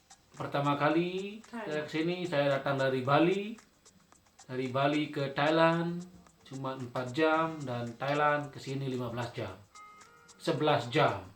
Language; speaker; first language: Indonesian; non-native, local second language; Sasak